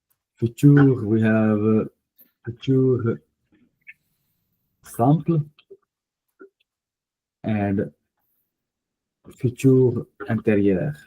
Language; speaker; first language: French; non-native, fluent; Punjabi